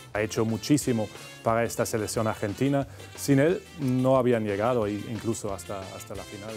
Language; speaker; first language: Spanish; non-native, fluent; German